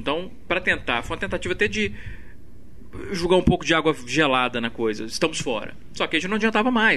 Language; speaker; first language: Portuguese; native; Portuguese